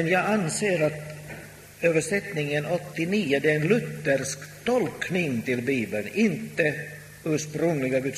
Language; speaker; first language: Swedish; non-native, local second language; Finnish